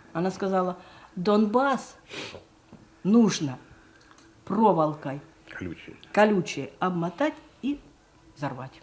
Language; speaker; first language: Russian; native; Russian